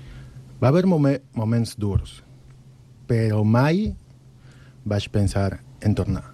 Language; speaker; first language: Catalan; non-native, fluent; Spanish